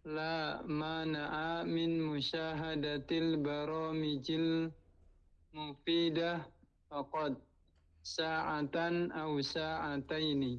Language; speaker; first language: Arabic; non-native, learner; Indonesian